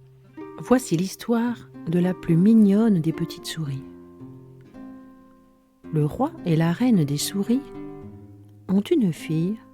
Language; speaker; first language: French; native; French